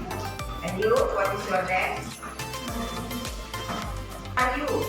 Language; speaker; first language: English; non-native, learner; Indonesian